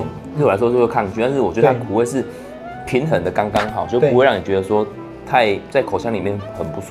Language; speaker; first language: Chinese; native; Chinese